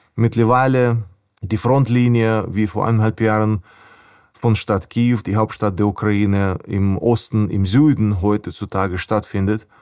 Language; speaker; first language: German; non-native, fluent; Ukrainian